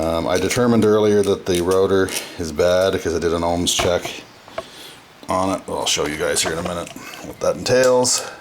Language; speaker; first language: English; native; English